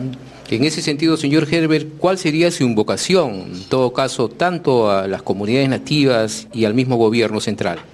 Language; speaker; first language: Spanish; native; Spanish